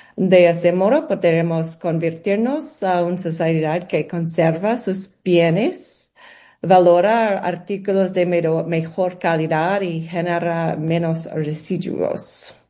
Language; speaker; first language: Spanish; non-native, learner; English